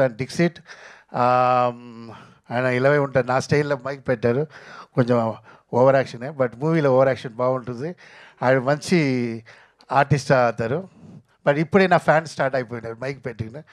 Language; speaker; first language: Telugu; non-native, fluent; Tamil